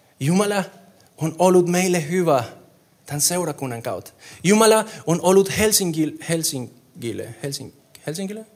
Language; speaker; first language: Finnish; non-native, fluent; Spanish